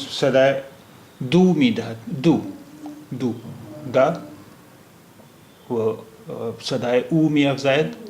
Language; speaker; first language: Persian; non-native, learner; Urdu